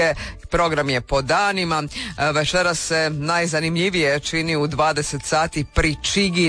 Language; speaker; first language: Serbian; native; Serbian